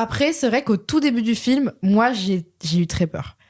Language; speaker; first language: French; native; French